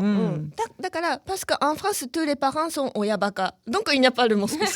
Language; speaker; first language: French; non-native, fluent; Japanese